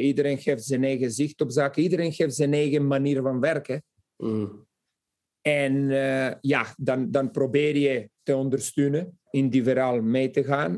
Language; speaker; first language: Dutch; non-native, fluent; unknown